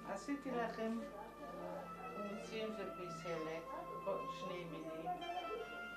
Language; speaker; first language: Hebrew; non-native, learner; Georgian